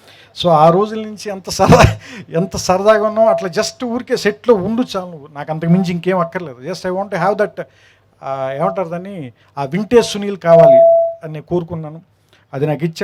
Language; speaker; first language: Telugu; native; Telugu